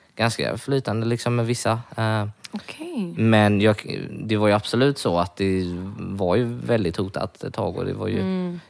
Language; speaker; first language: Swedish; native; Swedish